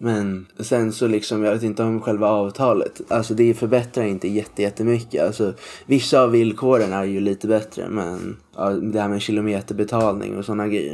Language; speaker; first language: Swedish; native; Swedish